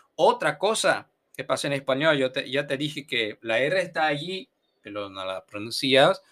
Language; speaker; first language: Spanish; non-native, fluent; Portuguese